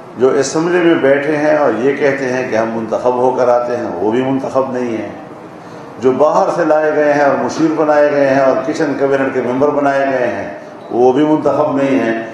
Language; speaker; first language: Urdu; non-native, local second language; Pashto